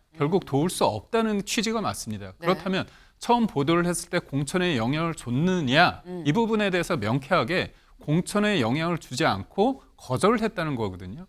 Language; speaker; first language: Korean; native; Korean